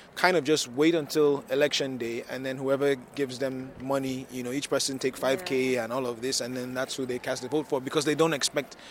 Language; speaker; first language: English; non-native, local second language; Yoruba